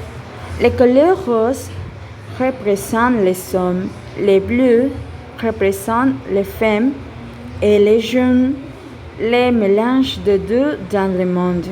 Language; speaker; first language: French; non-native, learner; Spanish